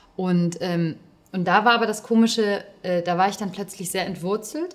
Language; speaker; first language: German; native; German